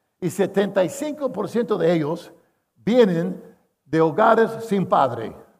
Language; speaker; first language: Spanish; non-native, fluent; English